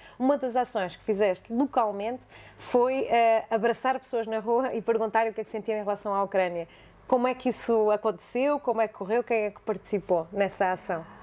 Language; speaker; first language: Portuguese; native; Portuguese